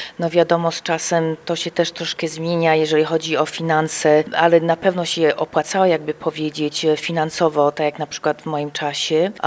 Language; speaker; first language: Polish; early bilingual, heritage; Polish